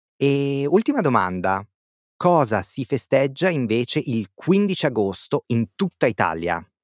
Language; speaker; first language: Italian; native; Italian